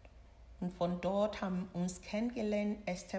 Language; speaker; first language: German; non-native, learner; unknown